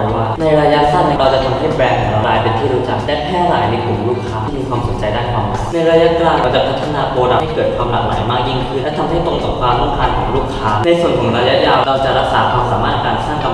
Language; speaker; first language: Thai; native; Thai